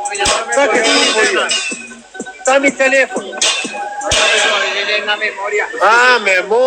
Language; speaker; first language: Italian; non-native, learner; Albanian